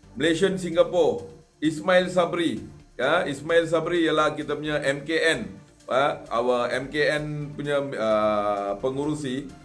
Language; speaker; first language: Malay; non-native, local second language; Tamil